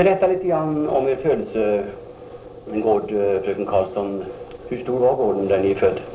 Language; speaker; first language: Swedish; native; Swedish